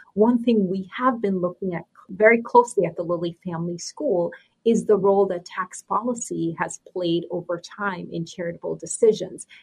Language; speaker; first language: English; native; English